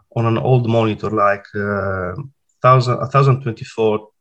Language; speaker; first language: English; non-native, fluent; Italian